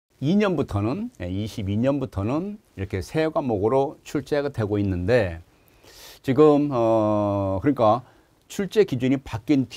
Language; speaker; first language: Korean; native; Korean